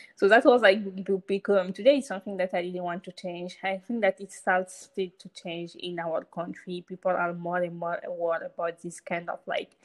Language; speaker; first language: English; non-native, fluent; Hausa